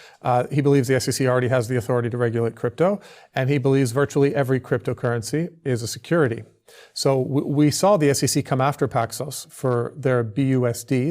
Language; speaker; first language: English; native; English